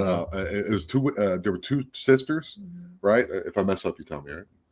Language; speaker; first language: English; native; English